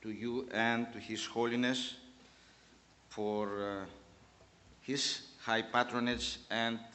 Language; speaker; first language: English; non-native, fluent; Greek